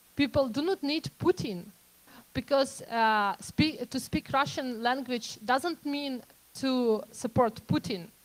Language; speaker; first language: English; non-native, fluent; Ukrainian